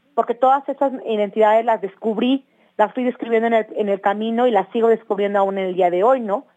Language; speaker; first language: Spanish; native; Spanish